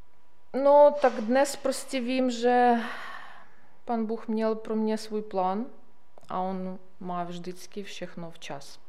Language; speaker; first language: Czech; non-native, learner; Ukrainian